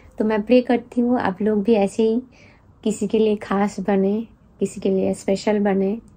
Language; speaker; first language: Hindi; non-native, local second language; Bangla